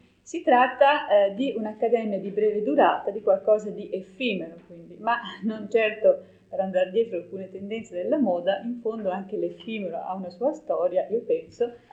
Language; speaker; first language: Italian; native; Italian